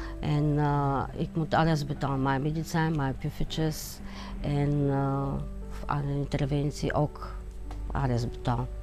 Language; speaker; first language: Dutch; non-native, learner; Bulgarian